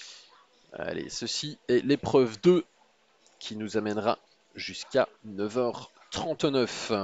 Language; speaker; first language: French; native; French